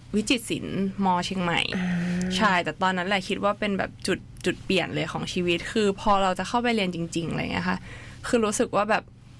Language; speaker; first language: Thai; native; Thai